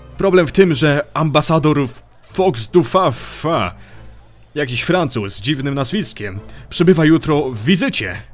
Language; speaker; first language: Polish; early bilingual, heritage; Polish